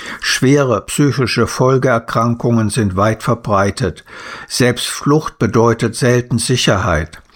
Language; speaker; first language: German; native; German